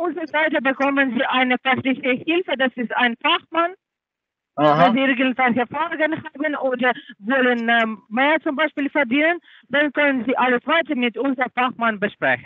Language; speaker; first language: German; non-native, learner; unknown